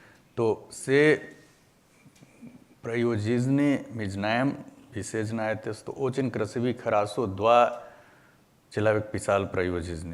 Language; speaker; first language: Russian; non-native, learner; Hindi